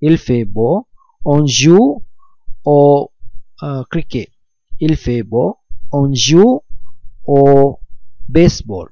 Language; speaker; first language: French; non-native, fluent; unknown